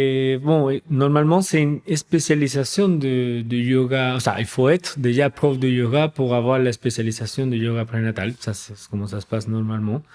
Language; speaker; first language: French; non-native, fluent; Spanish